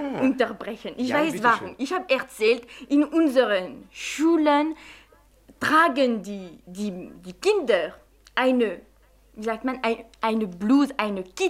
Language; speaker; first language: German; non-native, fluent; French